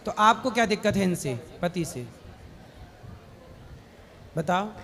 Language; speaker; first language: Hindi; native; Hindi